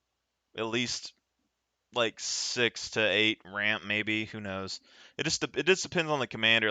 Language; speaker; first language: English; native; English